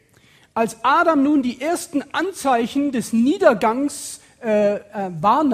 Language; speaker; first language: German; native; German